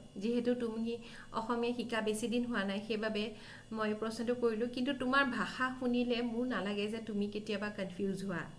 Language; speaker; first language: Assamese; native; Assamese